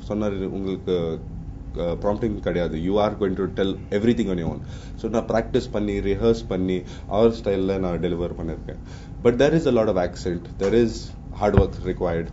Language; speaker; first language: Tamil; non-native, learner; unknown